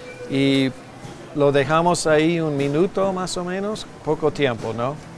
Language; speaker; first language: Spanish; non-native, fluent; English